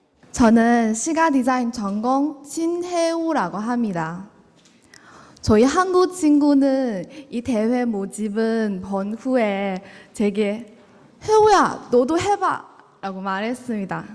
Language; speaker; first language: Korean; non-native, learner; Chinese